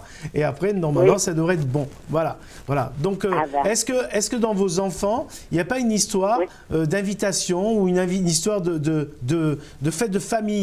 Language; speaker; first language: French; native; French